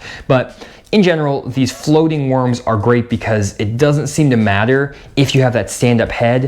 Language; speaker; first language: English; native; English